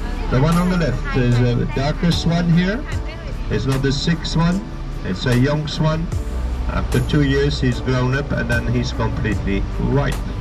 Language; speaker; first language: English; non-native, fluent; Dutch